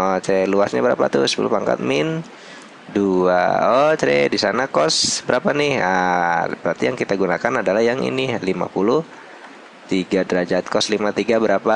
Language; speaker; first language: Indonesian; native; Indonesian